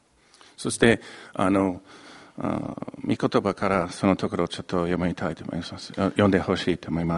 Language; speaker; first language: Japanese; non-native, fluent; English